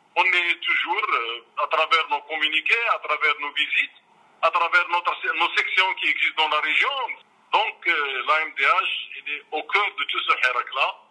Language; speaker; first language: French; non-native, local second language; Arabic